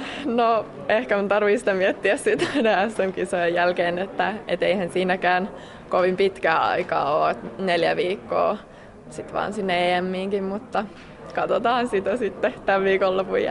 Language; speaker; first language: Finnish; native; Finnish